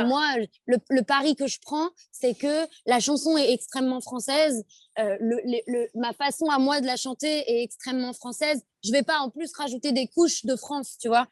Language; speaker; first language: French; native; French